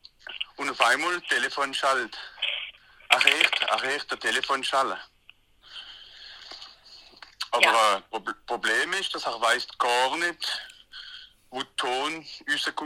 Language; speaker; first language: German; non-native, learner; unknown